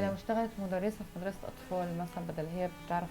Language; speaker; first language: Arabic; native; Arabic